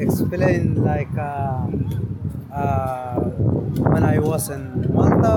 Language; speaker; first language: English; non-native, learner; Arabic